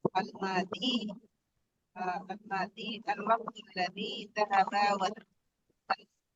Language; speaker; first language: Arabic; non-native, learner; Indonesian